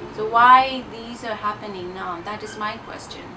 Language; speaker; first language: English; non-native, learner; Burmese